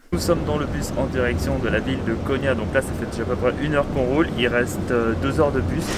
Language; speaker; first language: French; native; French